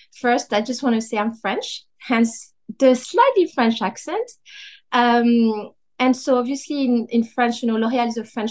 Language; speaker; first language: English; non-native, fluent; French